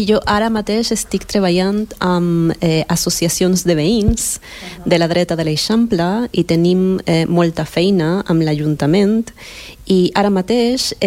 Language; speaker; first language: Catalan; non-native, fluent; Spanish